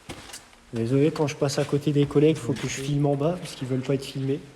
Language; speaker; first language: French; native; French